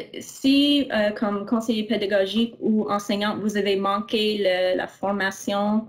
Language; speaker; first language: French; non-native, local second language; English